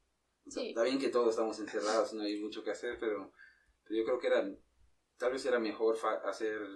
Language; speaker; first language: Spanish; native; Spanish